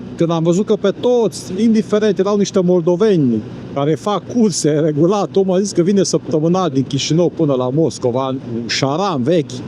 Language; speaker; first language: Romanian; non-native, local second language; Hungarian